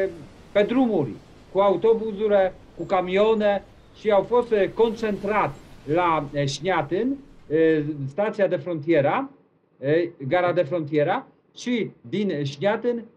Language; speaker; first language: Romanian; non-native, learner; Polish